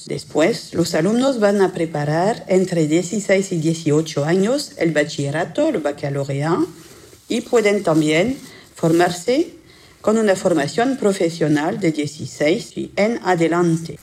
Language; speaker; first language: Spanish; non-native, fluent; French